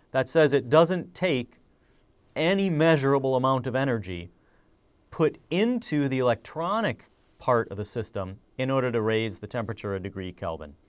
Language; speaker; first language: English; native; English